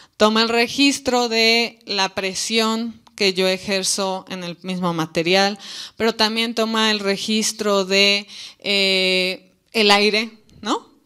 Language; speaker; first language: Spanish; native; Spanish